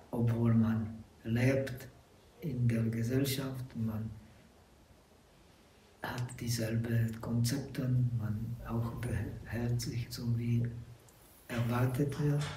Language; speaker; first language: German; non-native, fluent; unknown